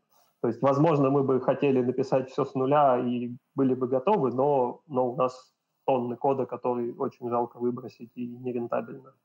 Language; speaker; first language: Russian; native; Russian